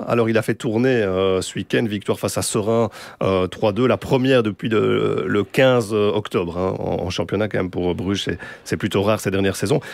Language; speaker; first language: French; native; French